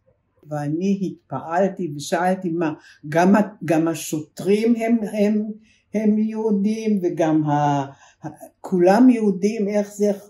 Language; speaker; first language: Hebrew; early bilingual, other home language; German